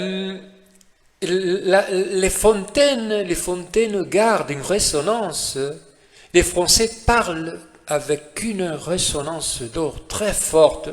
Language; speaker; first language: French; non-native, fluent; Spanish